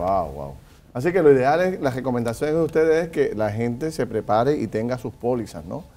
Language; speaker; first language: Spanish; native; Spanish